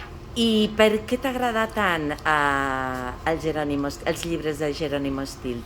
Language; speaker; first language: Catalan; native; Catalan